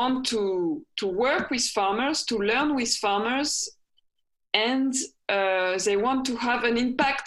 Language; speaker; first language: English; non-native, fluent; French